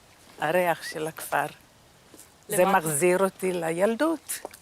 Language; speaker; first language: Hebrew; early bilingual, other home language; Croatian